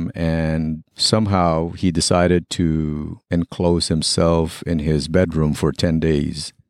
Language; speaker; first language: English; non-native, local second language; Pampanga